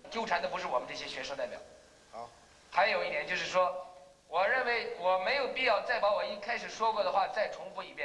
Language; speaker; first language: Chinese; native; Chinese